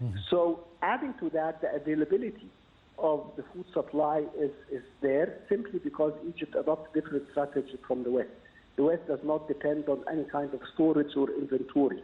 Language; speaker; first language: English; non-native, fluent; Arabic